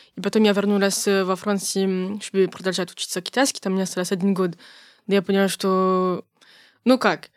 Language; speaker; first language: Russian; non-native, fluent; French